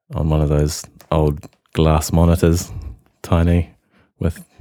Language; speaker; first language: English; native; English